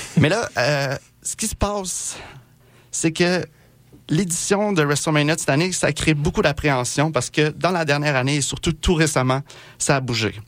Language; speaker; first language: French; native; French